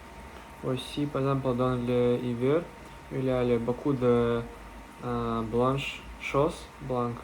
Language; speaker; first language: French; non-native, learner; Russian